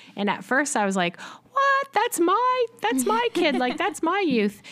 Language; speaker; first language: English; native; English